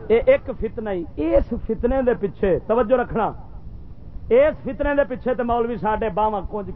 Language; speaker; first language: Urdu; native; Urdu